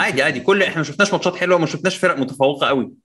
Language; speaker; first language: Arabic; native; Arabic